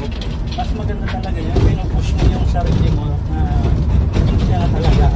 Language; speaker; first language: Filipino; native; Filipino